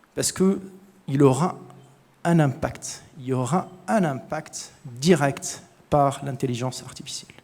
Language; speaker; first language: French; non-native, local second language; Arabic